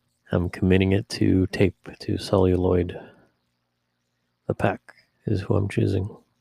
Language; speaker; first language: English; native; English